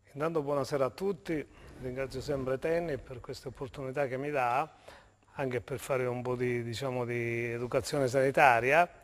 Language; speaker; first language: Italian; native; Italian